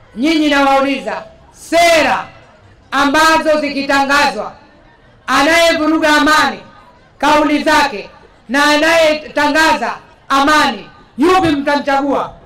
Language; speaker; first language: Swahili; native; Swahili